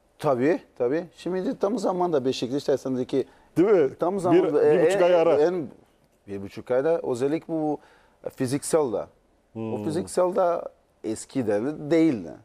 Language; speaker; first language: Turkish; non-native, learner; Portuguese